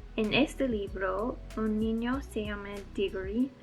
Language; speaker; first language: Spanish; non-native, learner; English